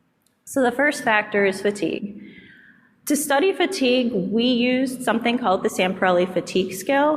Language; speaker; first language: English; native; English